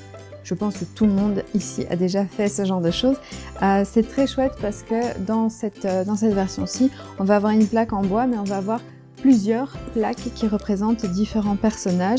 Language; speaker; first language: French; native; French